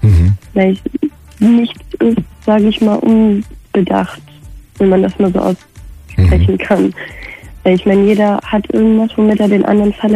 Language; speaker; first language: German; native; German